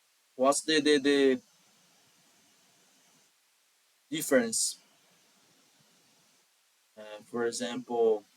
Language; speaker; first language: English; non-native, learner; Portuguese